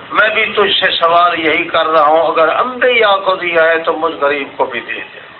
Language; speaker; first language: Urdu; non-native, local second language; Saraiki